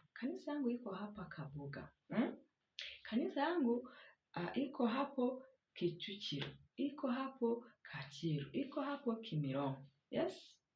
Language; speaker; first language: Swahili; non-native, local second language; Kinyarwanda